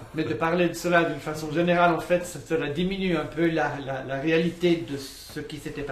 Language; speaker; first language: French; native; French